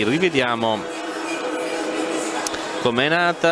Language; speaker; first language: Italian; native; Italian